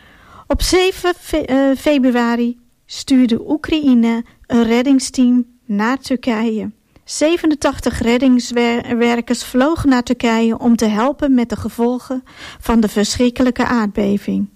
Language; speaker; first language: Dutch; non-native, fluent; Ukrainian